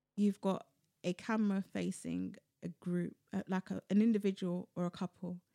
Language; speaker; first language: English; native; English